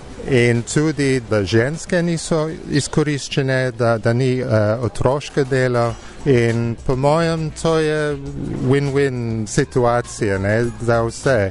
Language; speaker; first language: Slovenian; non-native, fluent; English